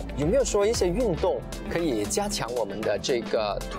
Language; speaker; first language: Chinese; native; Chinese